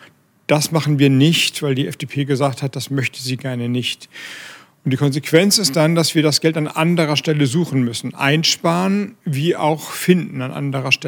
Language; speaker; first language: German; native; German